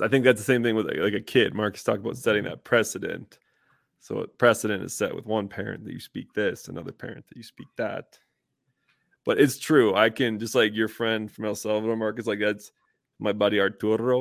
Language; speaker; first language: English; native; English